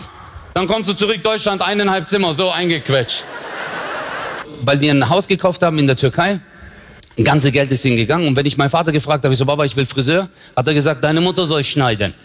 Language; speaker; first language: German; early bilingual, other home language; Turkish